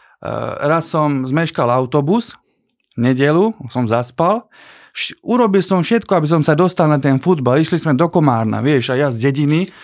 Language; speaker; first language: Slovak; non-native, local second language; Hungarian